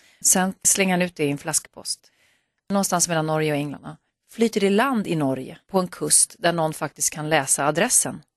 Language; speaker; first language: Swedish; native; Swedish